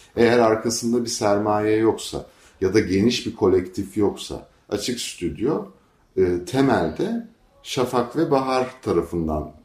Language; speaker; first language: Turkish; native; Turkish